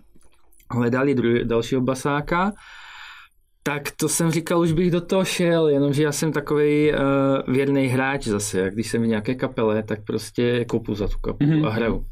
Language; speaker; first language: Czech; native; Czech